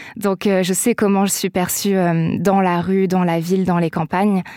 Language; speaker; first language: French; native; French